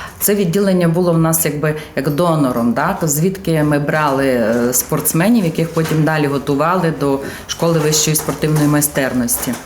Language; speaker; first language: Ukrainian; native; Ukrainian